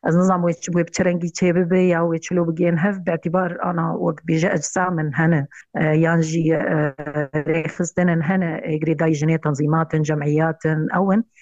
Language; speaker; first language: Kurdish; native; Kurdish